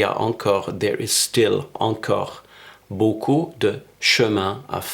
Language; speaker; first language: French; non-native, fluent; English